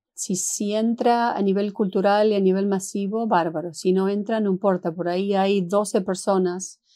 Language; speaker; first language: Spanish; native; Spanish